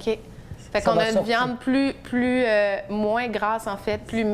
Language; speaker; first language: French; native; French